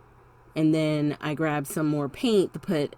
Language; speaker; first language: English; native; English